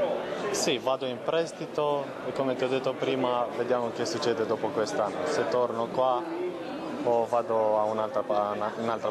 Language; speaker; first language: Italian; non-native, learner; Romanian